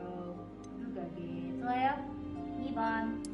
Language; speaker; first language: Korean; non-native, fluent; Indonesian